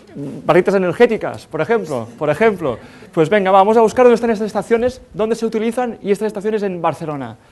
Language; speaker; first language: Spanish; native; Spanish